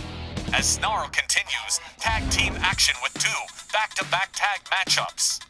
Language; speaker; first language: English; native; English